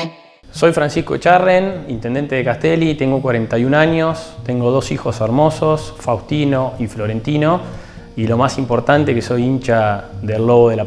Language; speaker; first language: Spanish; native; Spanish